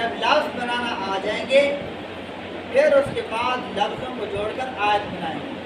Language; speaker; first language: Urdu; native; Urdu